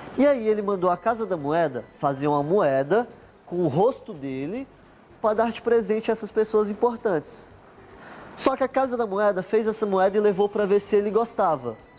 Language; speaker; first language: Portuguese; native; Portuguese